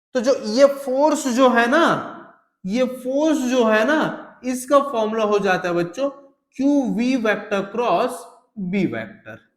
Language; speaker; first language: Hindi; native; Hindi